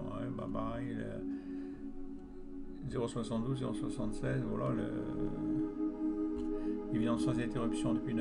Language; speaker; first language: French; native; French